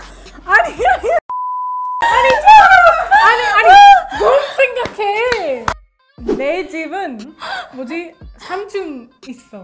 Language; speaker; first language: Korean; non-native, fluent; English